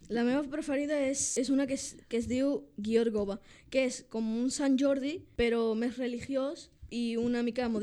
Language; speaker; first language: Catalan; early bilingual, other home language; Georgian